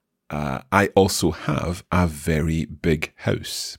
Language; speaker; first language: English; native; English